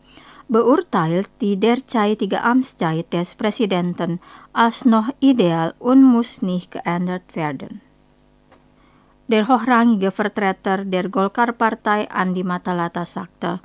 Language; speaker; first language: German; non-native, fluent; Indonesian